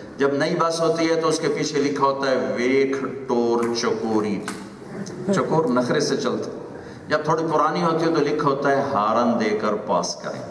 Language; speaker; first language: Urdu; non-native, local second language; Punjabi